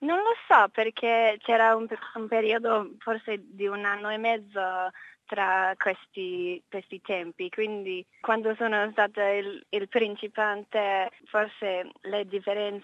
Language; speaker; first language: Italian; non-native, learner; English